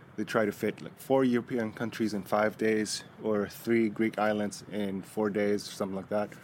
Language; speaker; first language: English; non-native, fluent; Greek